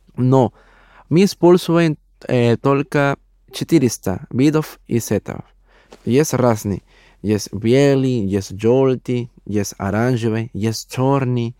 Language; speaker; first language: Russian; non-native, learner; Spanish